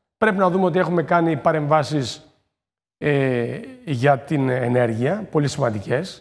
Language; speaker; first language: Greek; native; Greek